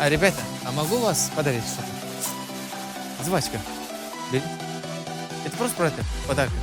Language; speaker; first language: Russian; non-native, learner; Turkmen